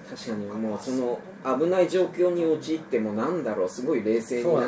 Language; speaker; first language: Japanese; native; Japanese